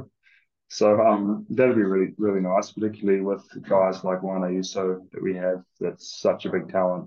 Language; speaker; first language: English; native; English